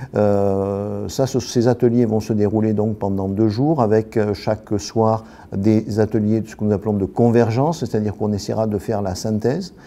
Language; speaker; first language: French; native; French